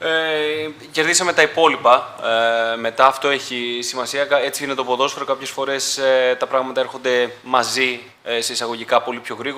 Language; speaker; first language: Greek; native; Greek